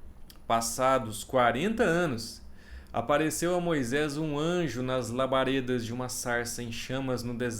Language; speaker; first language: Portuguese; native; Portuguese